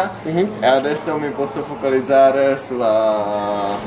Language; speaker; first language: Italian; non-native, fluent; Czech